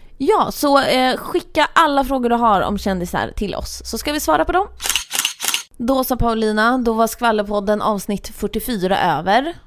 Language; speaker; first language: Swedish; native; Swedish